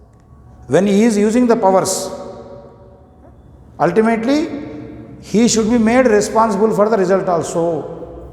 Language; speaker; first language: English; non-native, local second language; Telugu